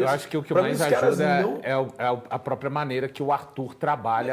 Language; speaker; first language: Portuguese; native; Portuguese